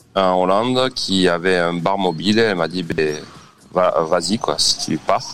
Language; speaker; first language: French; native; French